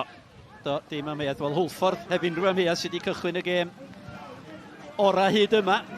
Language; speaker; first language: Welsh; native; Welsh